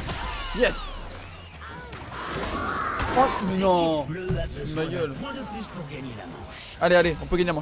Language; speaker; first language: French; native; French